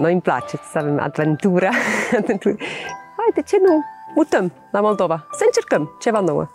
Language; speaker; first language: Romanian; non-native, learner; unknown